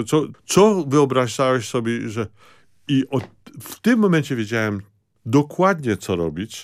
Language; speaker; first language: Polish; early bilingual, heritage; Polish